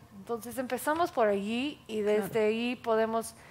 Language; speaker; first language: Spanish; non-native, fluent; English